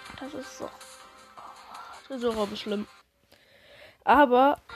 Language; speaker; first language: German; native; German